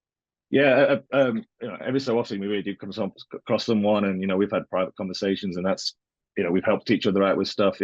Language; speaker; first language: English; native; English